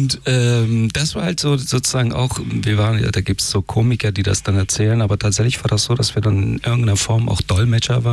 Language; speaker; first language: German; early bilingual, other home language; Persian